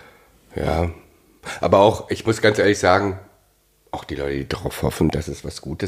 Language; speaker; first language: German; native; German